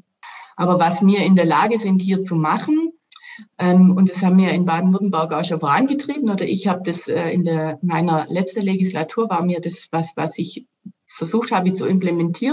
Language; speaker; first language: German; native; German